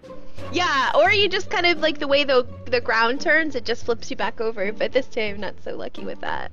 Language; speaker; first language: English; native; English